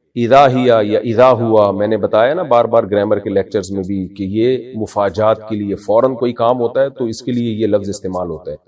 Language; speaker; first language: Urdu; native; Urdu